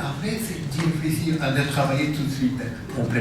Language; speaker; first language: French; non-native, fluent; Japanese